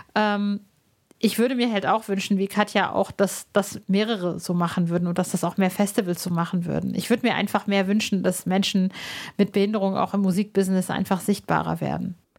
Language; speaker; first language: German; early bilingual, other home language; Arabic